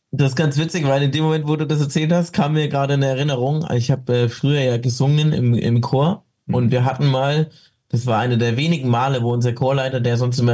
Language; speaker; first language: German; native; German